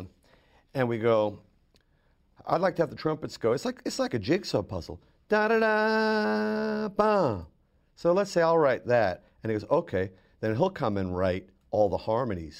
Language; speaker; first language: English; native; English